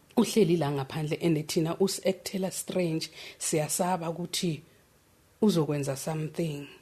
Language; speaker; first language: Zulu; native; Zulu